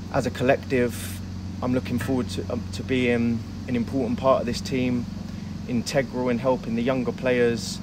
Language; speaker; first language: English; native; English